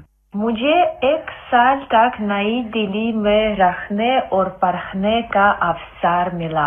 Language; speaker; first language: Hindi; non-native, fluent; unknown